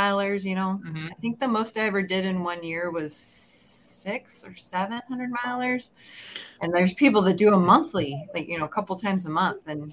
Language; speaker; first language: English; native; English